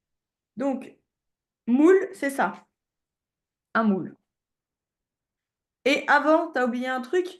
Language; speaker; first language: French; native; French